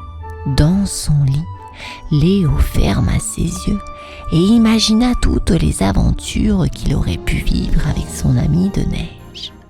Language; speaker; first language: French; native; French